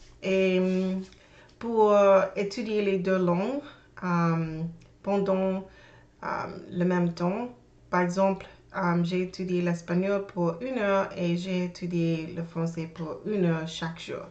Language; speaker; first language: French; non-native, learner; English